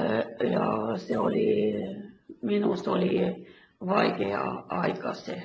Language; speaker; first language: Finnish; early bilingual, heritage; Finnish